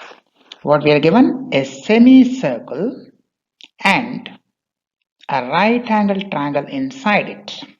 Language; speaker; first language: English; non-native, local second language; Bangla